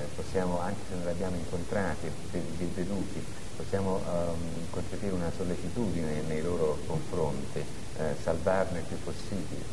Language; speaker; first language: Italian; native; Italian